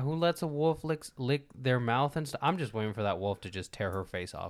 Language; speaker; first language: English; early bilingual, other home language; Spanish